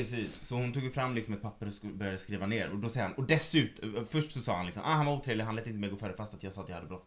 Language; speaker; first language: Swedish; native; Swedish